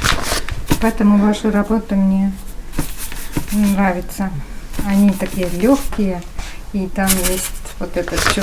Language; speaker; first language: Russian; non-native, fluent; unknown